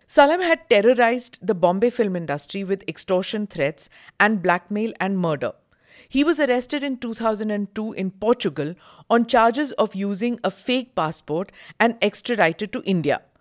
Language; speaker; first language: English; non-native, local second language; Hindi